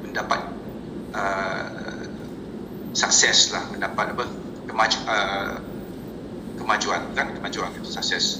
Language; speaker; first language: Indonesian; non-native, local second language; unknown